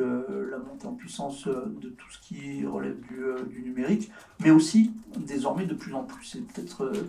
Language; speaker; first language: French; native; French